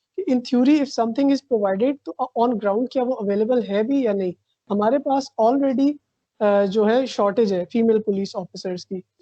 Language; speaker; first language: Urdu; non-native, local second language; Punjabi